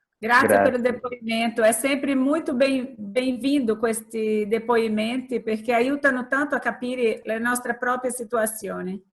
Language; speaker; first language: Italian; non-native, learner; Portuguese